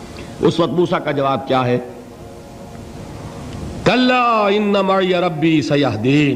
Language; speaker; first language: Urdu; native; Urdu